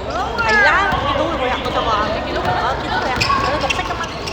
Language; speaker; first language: Chinese; early bilingual, heritage; Cantonese